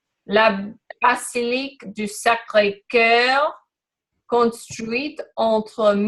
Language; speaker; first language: French; non-native, learner; English